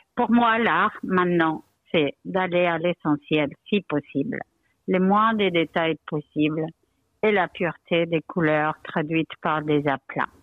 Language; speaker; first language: French; non-native, fluent; Spanish